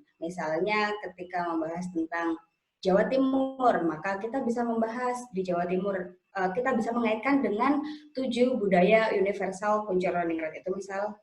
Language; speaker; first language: Indonesian; native; Indonesian